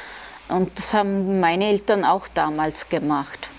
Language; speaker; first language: German; early bilingual, other home language; Turkish